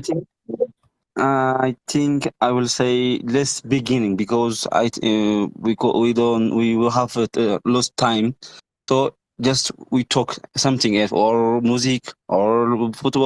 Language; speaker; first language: English; non-native, learner; Amharic